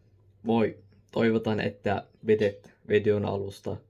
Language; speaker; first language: Finnish; non-native, learner; Arabic